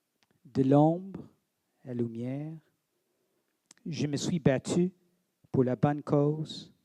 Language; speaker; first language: French; non-native, local second language; English